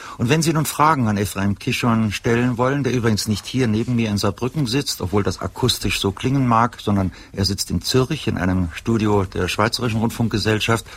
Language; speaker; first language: German; native; German